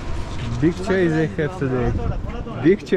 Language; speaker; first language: English; non-native, learner; Russian